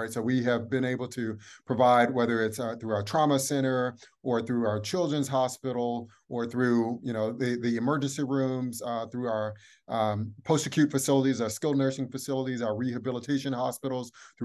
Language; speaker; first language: English; native; English